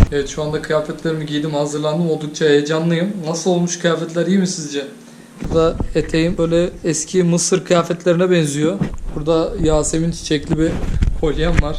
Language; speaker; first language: Turkish; native; Turkish